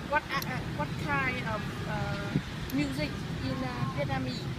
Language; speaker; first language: English; non-native, learner; Vietnamese